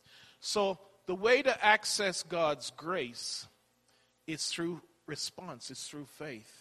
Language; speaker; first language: English; native; English